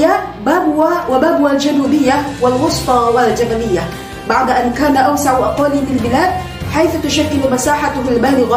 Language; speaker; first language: Arabic; non-native, learner; Indonesian